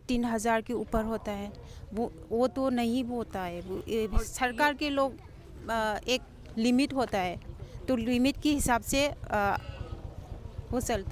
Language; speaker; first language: Hindi; non-native, local second language; Manipuri